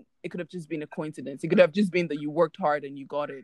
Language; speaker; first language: English; non-native, local second language; Igbo